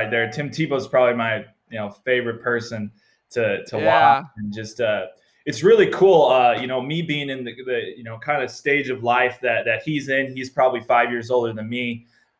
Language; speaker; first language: English; native; English